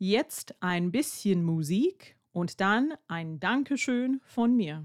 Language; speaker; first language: German; non-native, fluent; English